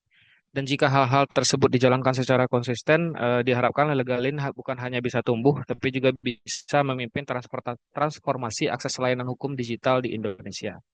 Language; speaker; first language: Indonesian; native; Indonesian